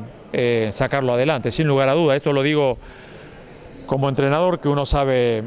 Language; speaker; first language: Spanish; native; Spanish